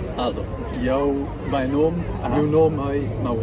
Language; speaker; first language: Italian; non-native, local second language; Romansh